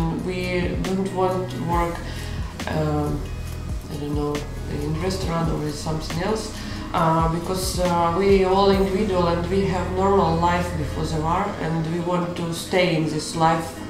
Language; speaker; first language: English; non-native, learner; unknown